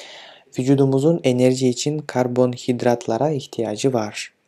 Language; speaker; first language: Turkish; non-native, fluent; Kyrgyz